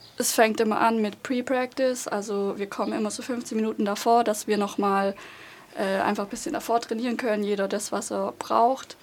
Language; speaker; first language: German; native; German